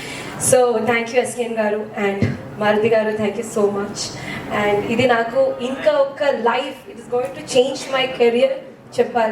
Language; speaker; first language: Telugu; non-native, fluent; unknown